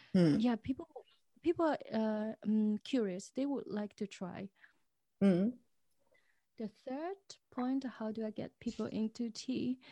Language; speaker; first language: English; non-native, fluent; Chinese